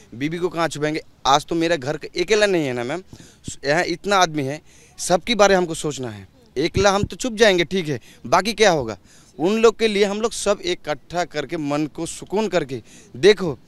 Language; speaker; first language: Hindi; non-native, local second language; Bangla